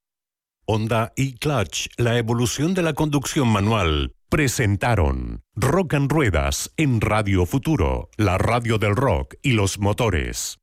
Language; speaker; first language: Spanish; native; Spanish